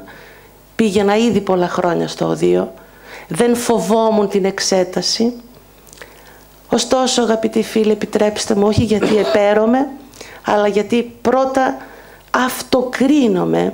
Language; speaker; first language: Greek; native; Greek